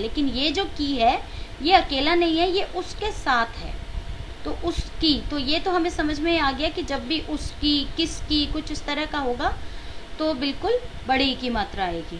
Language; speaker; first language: Hindi; native; Hindi